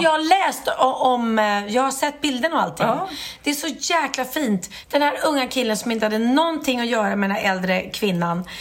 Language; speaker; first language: Swedish; native; Swedish